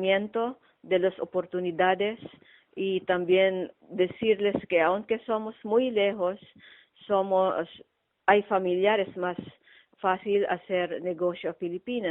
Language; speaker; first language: Spanish; non-native, fluent; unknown